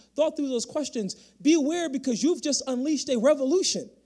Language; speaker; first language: English; native; English